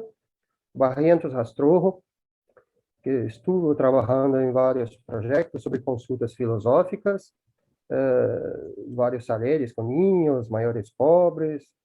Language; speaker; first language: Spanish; non-native, learner; Portuguese